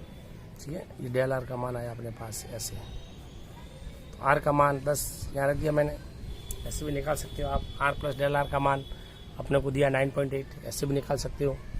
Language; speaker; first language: Hindi; native; Hindi